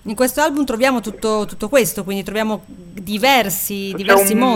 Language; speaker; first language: Italian; native; Italian